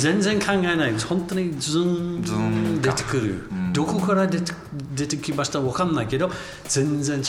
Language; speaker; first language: Japanese; non-native, learner; English